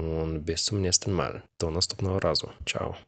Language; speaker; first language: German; non-native, fluent; Ukrainian